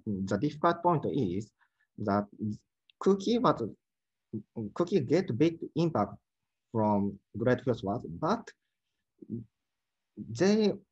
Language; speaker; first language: English; non-native, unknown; Japanese